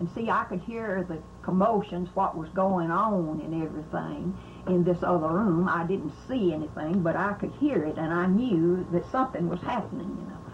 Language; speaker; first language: English; native; English